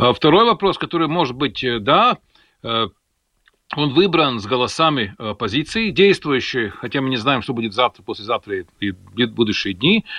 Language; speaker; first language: Russian; non-native, local second language; Latvian